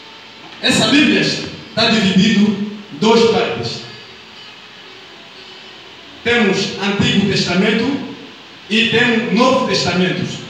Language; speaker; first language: Portuguese; non-native, learner; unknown